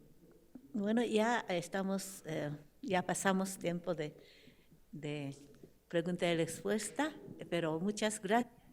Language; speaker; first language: Spanish; non-native, fluent; Japanese